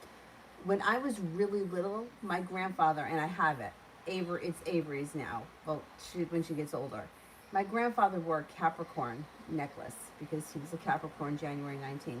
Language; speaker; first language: English; native; English